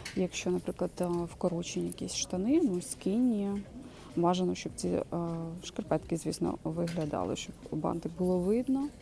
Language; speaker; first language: Ukrainian; non-native, local second language; Russian